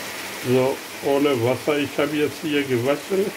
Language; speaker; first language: German; non-native, fluent; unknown